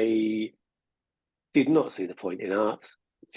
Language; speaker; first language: English; native; English